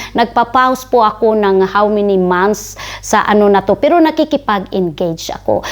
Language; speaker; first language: Filipino; non-native, local second language; Cebuano